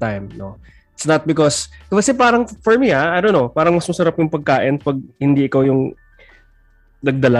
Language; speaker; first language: English; non-native, local second language; Filipino